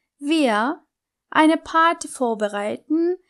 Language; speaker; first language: German; non-native, fluent; Turkish